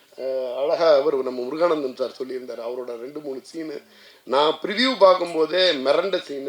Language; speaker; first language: Tamil; native; Tamil